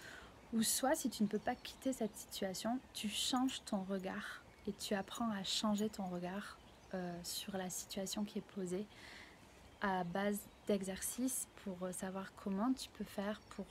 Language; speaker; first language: French; native; French